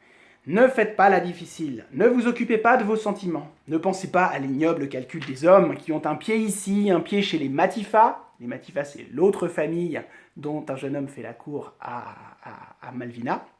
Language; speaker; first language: French; native; French